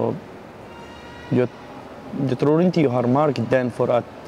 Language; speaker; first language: Swedish; non-native, learner; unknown